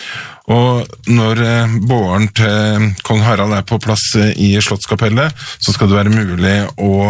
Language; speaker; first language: Norwegian; native; Norwegian